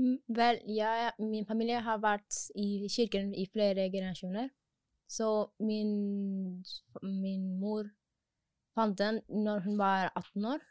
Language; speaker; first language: Norwegian; non-native, learner; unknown